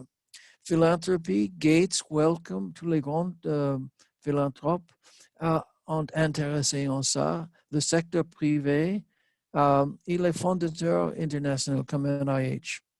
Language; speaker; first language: French; non-native, learner; English